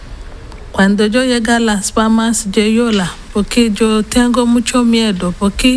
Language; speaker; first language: Spanish; non-native, learner; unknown